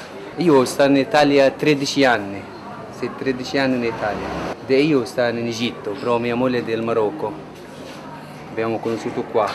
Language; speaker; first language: Italian; non-native, learner; Arabic